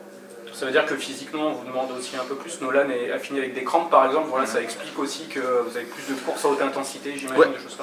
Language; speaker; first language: French; native; French